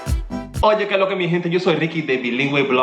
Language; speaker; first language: Spanish; non-native, fluent; English